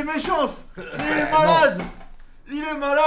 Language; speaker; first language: French; native; French